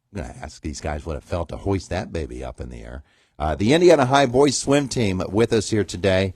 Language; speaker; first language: English; native; English